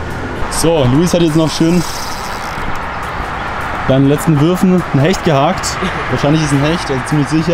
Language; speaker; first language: German; native; German